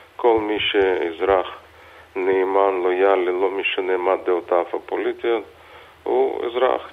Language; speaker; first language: Hebrew; non-native, fluent; Russian